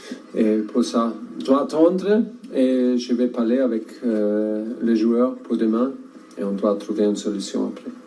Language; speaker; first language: French; non-native, learner; German